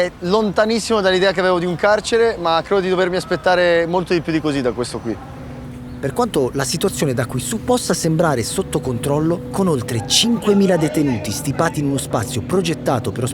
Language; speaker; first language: Italian; native; Italian